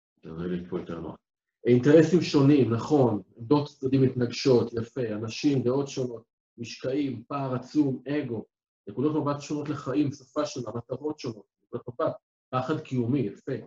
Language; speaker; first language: Hebrew; native; Hebrew